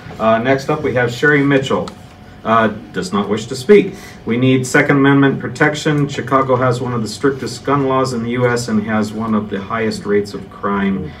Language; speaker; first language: English; native; English